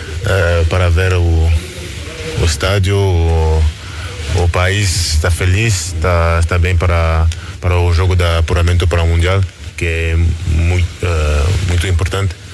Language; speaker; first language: Portuguese; early bilingual, heritage; French